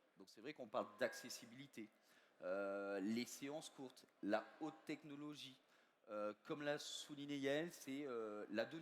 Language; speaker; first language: French; native; French